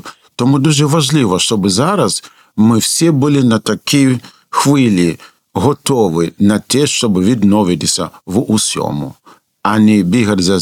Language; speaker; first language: Ukrainian; non-native, fluent; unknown